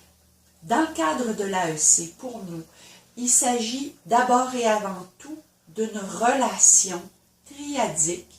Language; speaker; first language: French; native; French